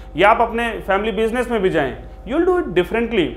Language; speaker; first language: Hindi; native; Hindi